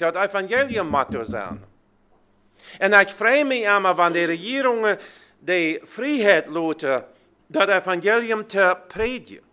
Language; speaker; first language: German; early bilingual, heritage; Plautdietsch